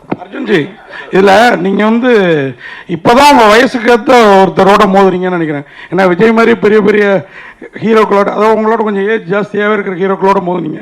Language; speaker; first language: Tamil; native; Tamil